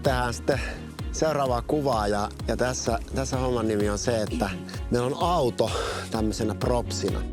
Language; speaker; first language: Finnish; native; Finnish